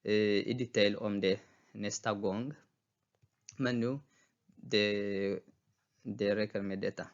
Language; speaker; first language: Swedish; non-native, fluent; Tigrinya